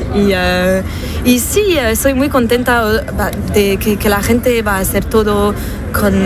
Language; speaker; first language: Spanish; non-native, learner; French